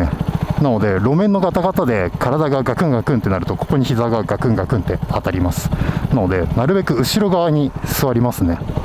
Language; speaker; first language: Japanese; native; Japanese